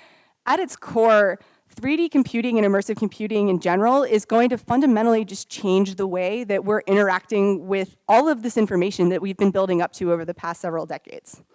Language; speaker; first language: English; native; English